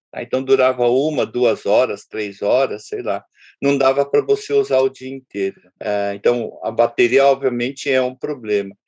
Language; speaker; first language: Portuguese; early bilingual, other home language; Japanese